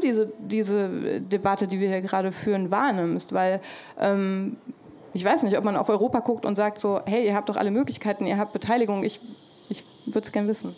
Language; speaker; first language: German; native; German